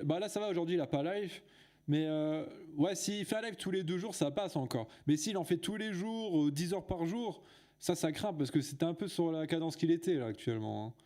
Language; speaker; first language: French; native; French